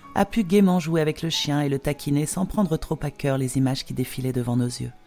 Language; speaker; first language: French; non-native, fluent; Polish